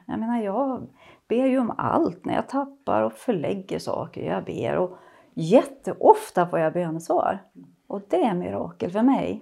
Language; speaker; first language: Swedish; non-native, fluent; Portuguese